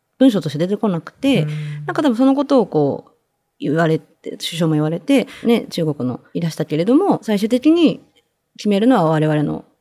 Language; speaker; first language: Japanese; native; Japanese